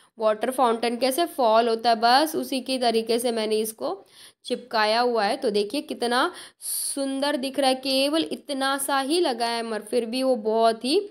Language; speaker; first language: Hindi; non-native, local second language; Marathi